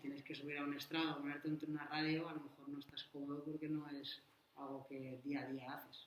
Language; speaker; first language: Spanish; native; Spanish